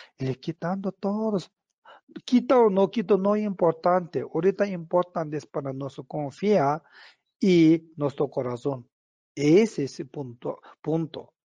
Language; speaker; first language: Spanish; non-native, learner; Tibetan